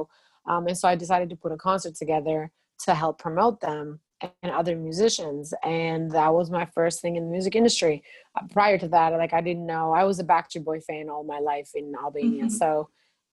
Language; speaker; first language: English; non-native, fluent; Albanian